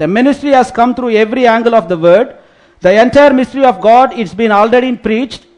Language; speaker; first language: English; non-native, local second language; Tamil